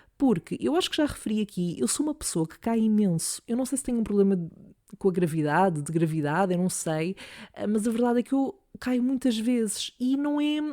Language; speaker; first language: Portuguese; native; Portuguese